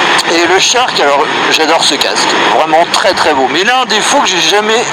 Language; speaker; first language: French; native; French